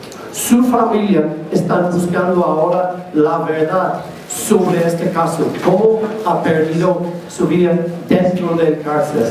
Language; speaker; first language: Spanish; non-native, learner; English